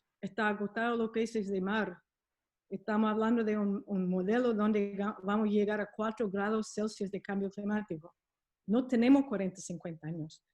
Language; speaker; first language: Spanish; non-native, fluent; English